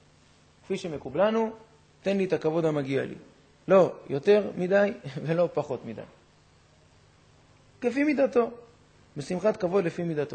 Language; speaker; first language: Hebrew; native; Hebrew